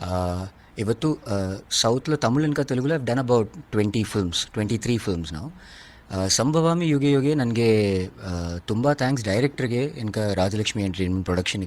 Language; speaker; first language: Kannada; non-native, learner; Malayalam